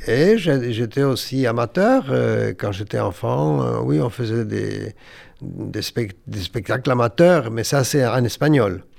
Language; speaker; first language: French; non-native, fluent; Yiddish